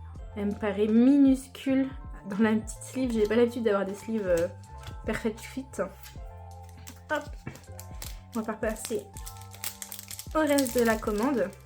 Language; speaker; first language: French; native; French